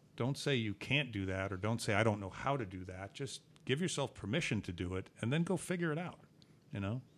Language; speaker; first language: English; native; English